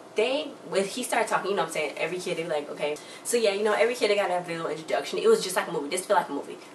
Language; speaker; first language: English; native; English